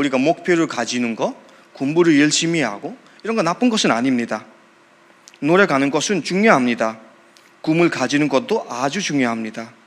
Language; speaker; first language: Korean; non-native, fluent; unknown